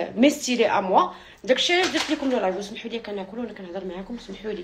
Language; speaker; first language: French; non-native, local second language; Arabic